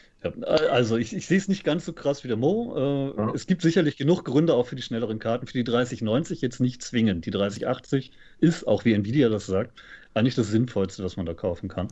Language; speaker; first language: German; native; German